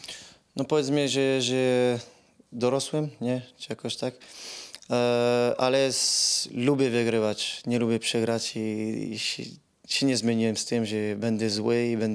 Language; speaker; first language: Polish; non-native, fluent; French